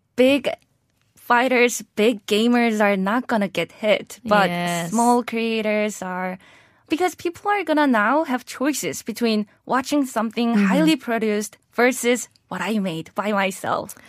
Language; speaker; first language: English; non-native, fluent; Korean